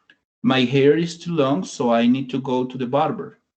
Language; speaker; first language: English; non-native, learner; Spanish